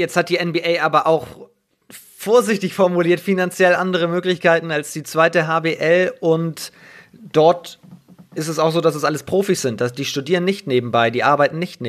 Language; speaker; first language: German; native; German